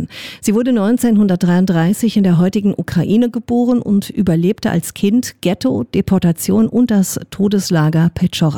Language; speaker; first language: German; native; German